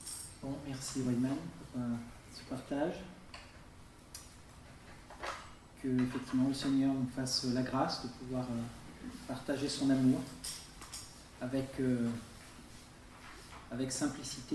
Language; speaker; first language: French; native; French